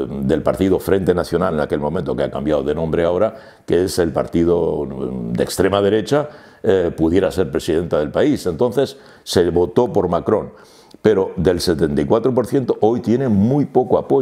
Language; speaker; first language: Spanish; native; Spanish